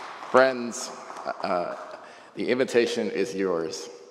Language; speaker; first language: English; native; English